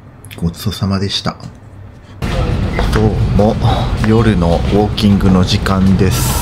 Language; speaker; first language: Japanese; native; Japanese